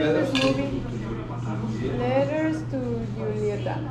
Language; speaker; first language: English; non-native, learner; Spanish